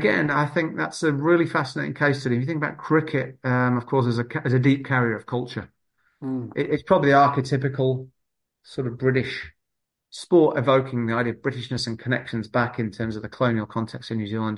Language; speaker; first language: English; native; English